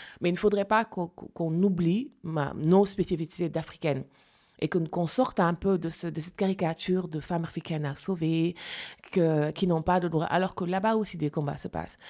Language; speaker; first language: French; non-native, local second language; Fula